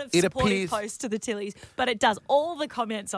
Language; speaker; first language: English; native; English